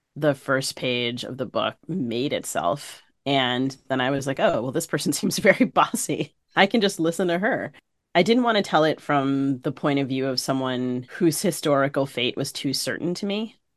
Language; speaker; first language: English; native; English